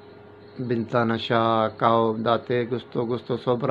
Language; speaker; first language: Filipino; non-native, learner; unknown